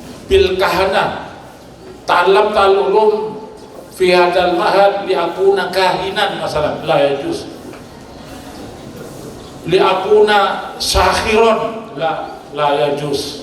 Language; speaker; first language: Arabic; non-native, fluent; Indonesian